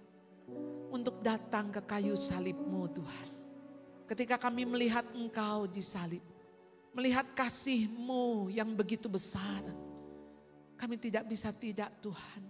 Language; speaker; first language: Indonesian; native; Indonesian